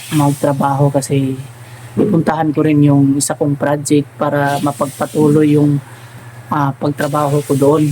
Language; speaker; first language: Filipino; non-native, local second language; Cebuano